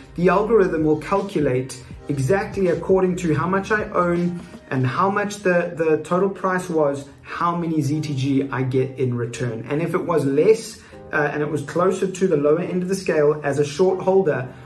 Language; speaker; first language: English; native; English